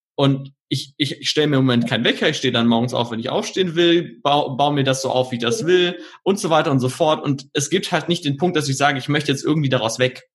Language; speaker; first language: German; native; German